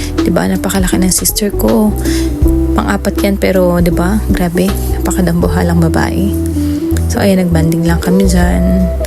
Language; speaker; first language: Filipino; native; Filipino